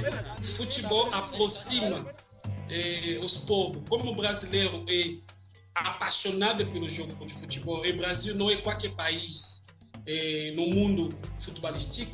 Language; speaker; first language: Portuguese; non-native, fluent; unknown